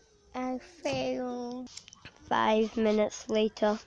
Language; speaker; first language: English; native; English